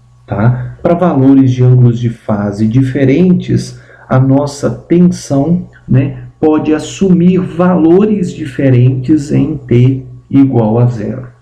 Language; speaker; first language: Portuguese; native; Portuguese